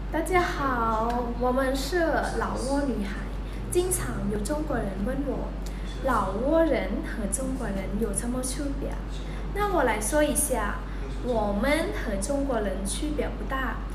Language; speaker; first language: Chinese; non-native, fluent; Lao